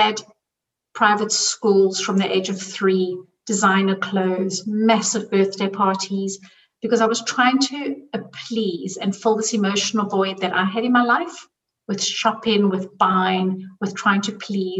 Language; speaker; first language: English; native; English